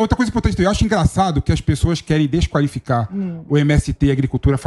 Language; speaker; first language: Portuguese; native; Portuguese